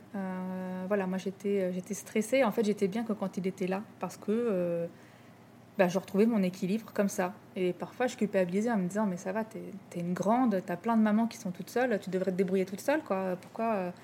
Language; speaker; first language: French; native; French